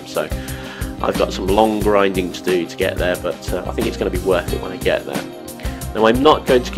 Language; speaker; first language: English; native; English